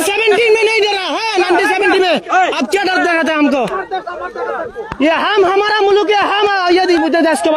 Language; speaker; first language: Hindi; non-native, learner; Bangla